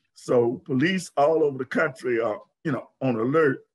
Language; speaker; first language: English; native; English